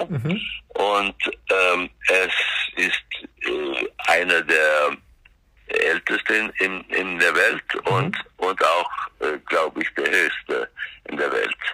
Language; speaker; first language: German; non-native, fluent; Swedish